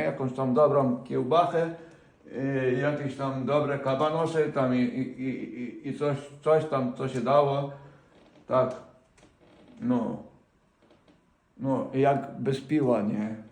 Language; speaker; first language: Polish; non-native, fluent; Ukrainian